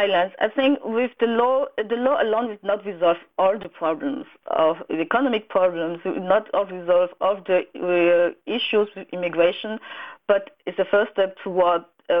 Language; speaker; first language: English; non-native, local second language; French